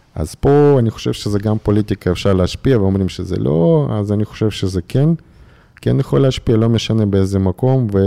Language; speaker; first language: Hebrew; non-native, fluent; Russian